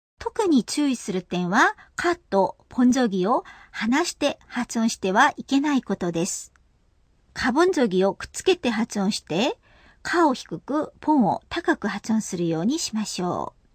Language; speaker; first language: Japanese; non-native, fluent; Korean